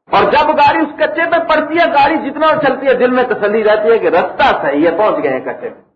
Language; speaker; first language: Urdu; native; Urdu